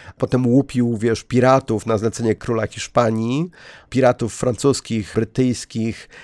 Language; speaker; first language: Polish; native; Polish